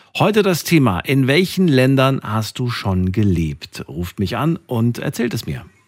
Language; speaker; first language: German; native; German